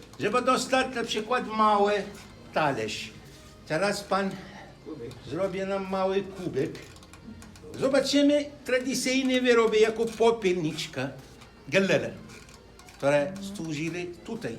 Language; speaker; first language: Polish; non-native, learner; Arabic